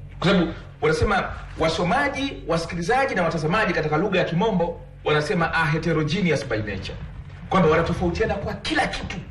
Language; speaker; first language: Swahili; native; Swahili